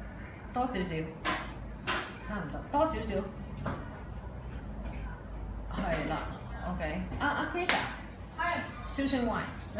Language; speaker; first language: Cantonese; native; Cantonese